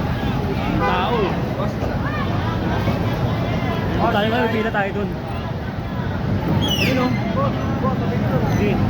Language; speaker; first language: Filipino; native; Filipino